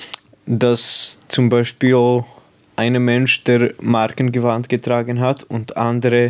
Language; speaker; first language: German; non-native, local second language; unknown